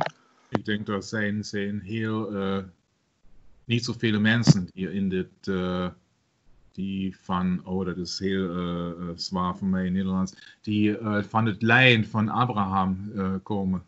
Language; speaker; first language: Dutch; non-native, learner; German